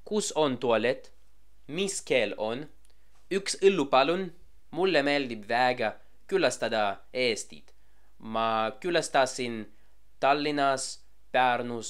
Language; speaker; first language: Estonian; non-native, learner; English